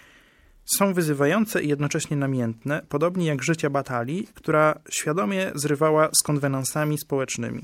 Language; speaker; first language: Polish; native; Polish